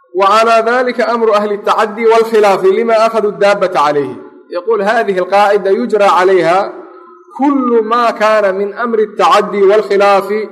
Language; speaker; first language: Arabic; non-native, local second language; Somali